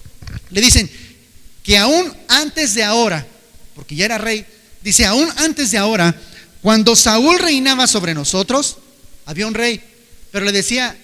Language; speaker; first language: Spanish; native; Spanish